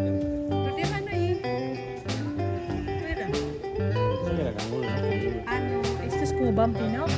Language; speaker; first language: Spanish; non-native, fluent; Filipino